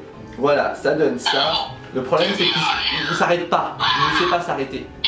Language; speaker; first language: French; native; French